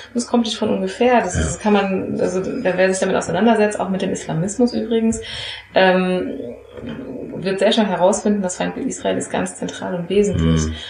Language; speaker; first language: German; native; German